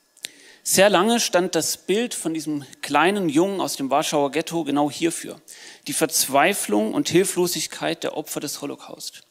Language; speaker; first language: German; native; German